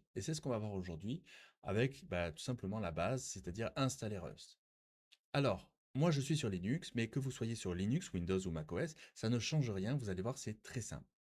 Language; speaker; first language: French; native; French